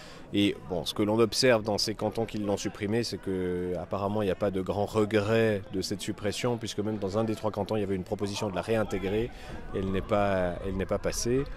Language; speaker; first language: French; native; French